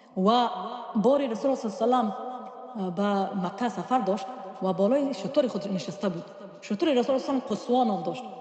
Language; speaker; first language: Persian; native; Persian